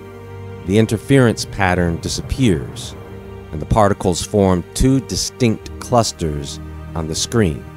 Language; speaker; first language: English; native; English